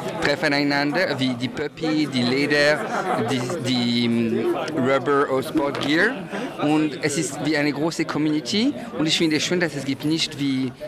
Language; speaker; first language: German; non-native, local second language; French